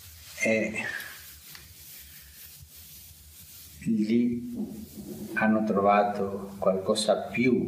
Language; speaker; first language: Italian; non-native, fluent; Spanish